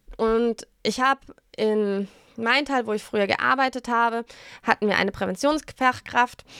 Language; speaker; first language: German; native; German